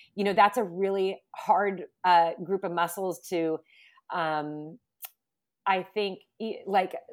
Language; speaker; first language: English; native; English